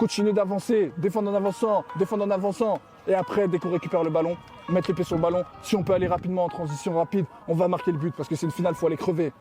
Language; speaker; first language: French; native; French